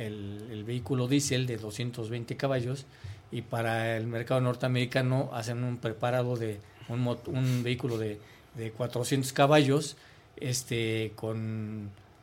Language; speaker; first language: Spanish; native; Spanish